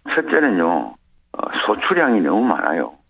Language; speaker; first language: Korean; native; Korean